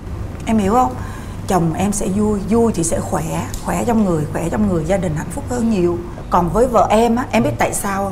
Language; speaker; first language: Vietnamese; native; Vietnamese